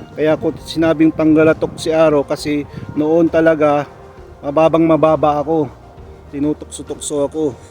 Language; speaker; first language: Filipino; non-native, local second language; Pangasinan